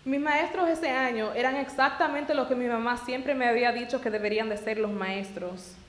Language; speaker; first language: Spanish; early bilingual, other home language; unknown